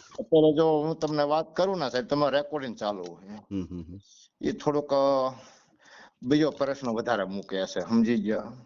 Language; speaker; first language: Gujarati; native; Gujarati